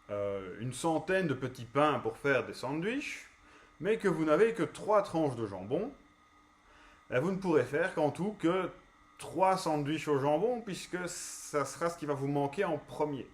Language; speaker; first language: French; native; French